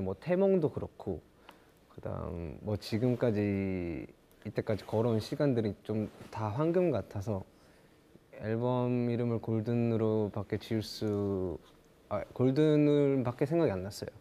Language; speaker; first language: Korean; native; Korean